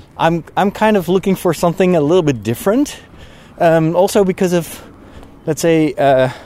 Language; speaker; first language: English; non-native, fluent; Dutch